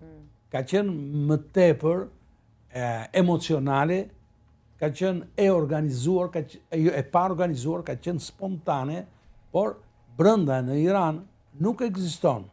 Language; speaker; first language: Albanian; native; Albanian